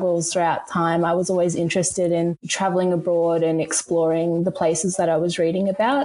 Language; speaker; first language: English; native; English